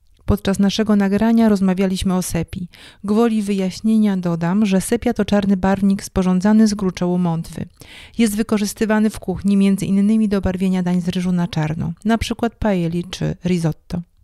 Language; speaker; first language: Polish; native; Polish